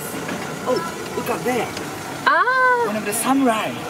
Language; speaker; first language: English; non-native, learner; Japanese